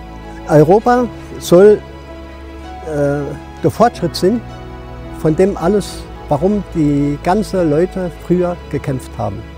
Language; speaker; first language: German; non-native, fluent; French